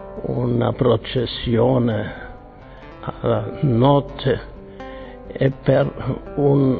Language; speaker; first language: Italian; non-native, fluent; German